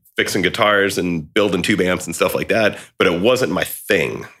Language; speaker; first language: English; native; English